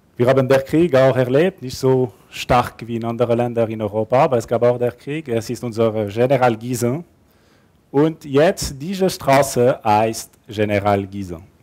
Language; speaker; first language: German; non-native, local second language; French